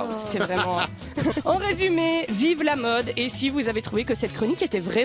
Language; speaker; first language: French; native; French